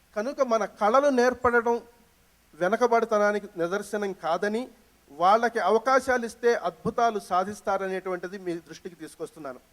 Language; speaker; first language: Telugu; native; Telugu